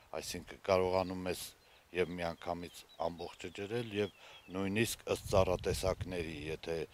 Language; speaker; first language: Armenian; native; Armenian